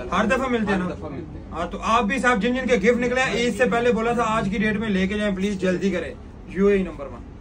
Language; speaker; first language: Urdu; non-native, local second language; Punjabi